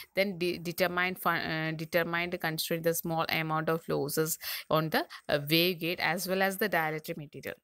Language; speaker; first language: English; non-native, local second language; Malayalam